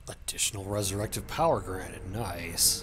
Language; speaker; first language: English; native; English